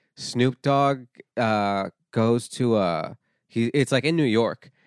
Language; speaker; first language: English; native; English